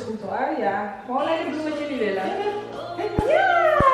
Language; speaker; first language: Dutch; native; Dutch